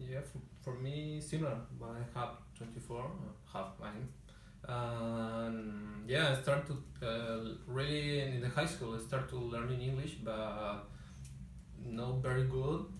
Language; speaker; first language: English; non-native, learner; Spanish